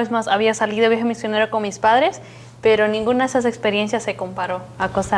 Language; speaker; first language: Spanish; native; Spanish